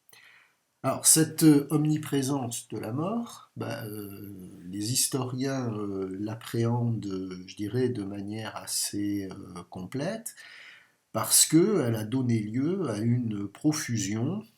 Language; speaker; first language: French; native; French